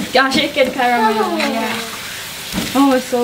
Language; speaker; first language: English; non-native, learner; Thai